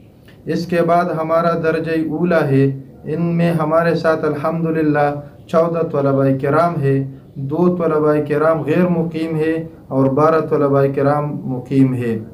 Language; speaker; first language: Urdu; non-native, local second language; Pashto